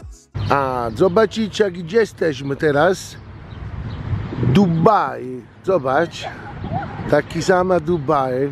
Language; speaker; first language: Polish; non-native, learner; Italian